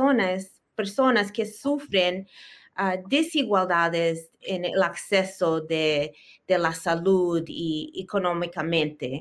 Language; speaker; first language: Spanish; early bilingual, heritage; Spanish